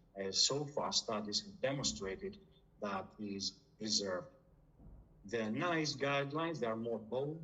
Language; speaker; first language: English; non-native, fluent; Greek